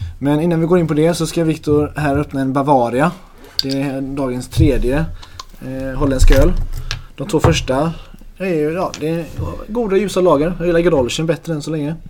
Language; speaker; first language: Swedish; native; Swedish